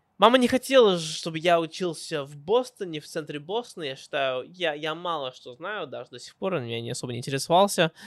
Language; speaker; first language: Russian; early bilingual, heritage; Russian